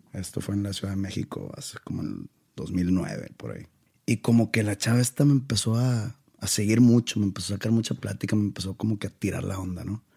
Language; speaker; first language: Spanish; native; Spanish